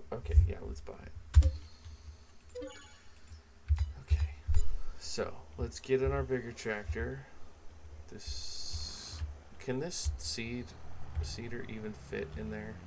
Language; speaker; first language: English; native; English